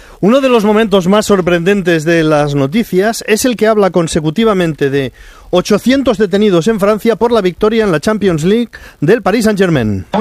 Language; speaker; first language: Spanish; native; Spanish